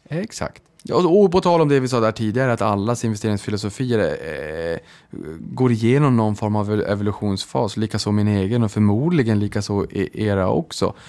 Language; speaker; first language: Swedish; native; Swedish